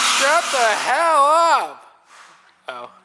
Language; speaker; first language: English; native; English